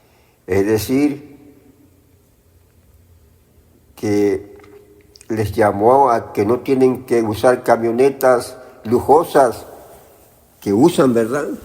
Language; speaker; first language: Spanish; native; Spanish